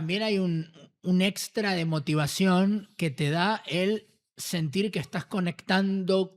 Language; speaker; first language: Spanish; native; Spanish